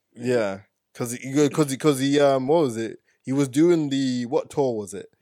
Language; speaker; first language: English; native; English